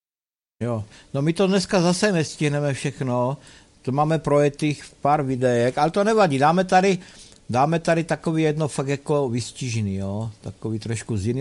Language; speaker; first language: Czech; native; Czech